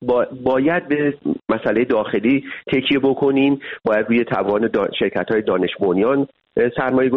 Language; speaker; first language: Persian; native; Persian